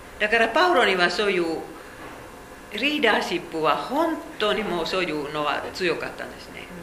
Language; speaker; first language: Japanese; non-native, fluent; Finnish